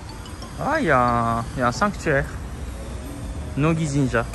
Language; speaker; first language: French; non-native, fluent; Japanese